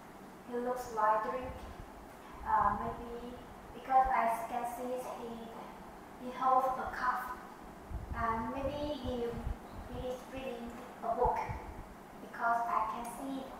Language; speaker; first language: English; non-native, learner; Vietnamese